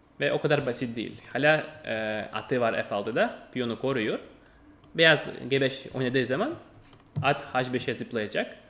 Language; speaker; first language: Turkish; non-native, fluent; Russian